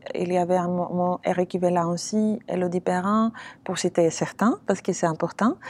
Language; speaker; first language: French; non-native, fluent; Greek